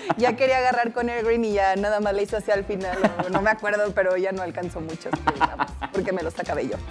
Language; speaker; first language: Spanish; native; Spanish